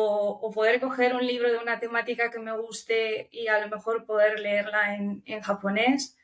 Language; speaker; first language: Spanish; early bilingual, other home language; Romanian